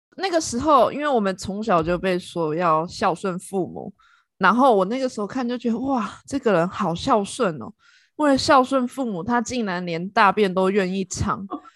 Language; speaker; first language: Chinese; native; Chinese